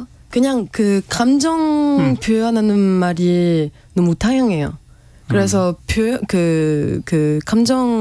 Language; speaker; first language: Korean; non-native, fluent; French